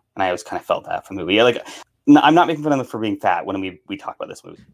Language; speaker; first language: English; native; English